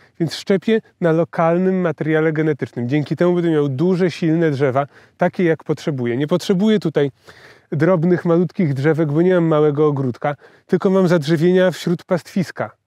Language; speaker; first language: Polish; native; Polish